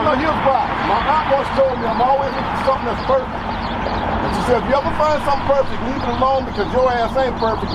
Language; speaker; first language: English; native; English